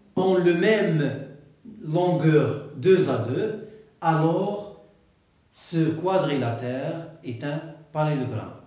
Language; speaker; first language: French; non-native, local second language; Arabic